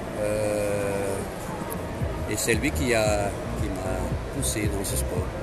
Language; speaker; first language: French; non-native, local second language; Dutch